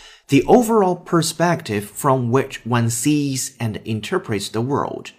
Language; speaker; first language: English; non-native, fluent; Chinese